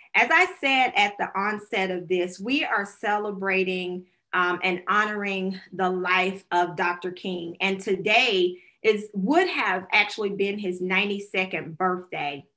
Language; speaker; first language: English; native; English